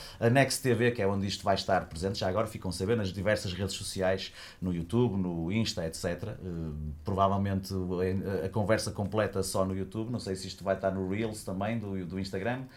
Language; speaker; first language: Portuguese; native; Portuguese